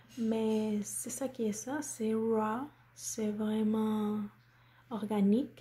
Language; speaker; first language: French; non-native, fluent; Spanish